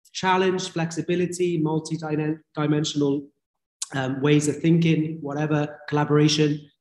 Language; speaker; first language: English; native; English